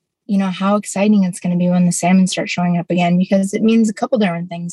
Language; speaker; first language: English; native; English